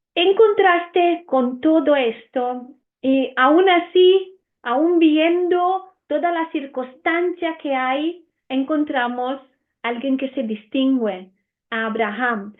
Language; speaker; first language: Spanish; non-native, fluent; Romanian